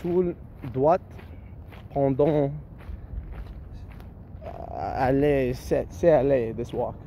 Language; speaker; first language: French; non-native, learner; English